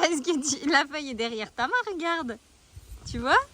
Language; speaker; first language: French; native; French